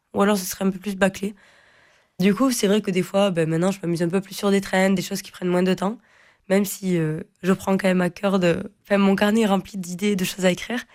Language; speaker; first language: French; non-native, local second language; Occitan